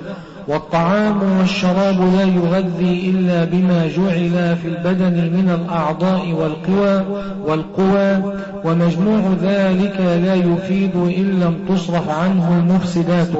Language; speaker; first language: Arabic; native; Arabic